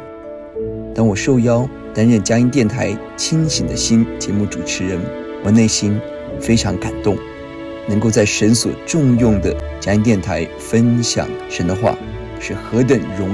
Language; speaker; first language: Chinese; native; Chinese